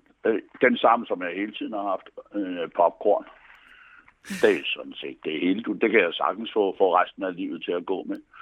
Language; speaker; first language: Danish; native; Danish